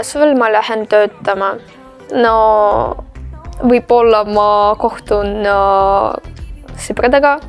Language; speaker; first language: Estonian; non-native, local second language; Russian